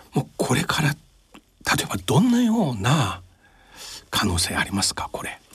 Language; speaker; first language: Japanese; non-native, fluent; Chinese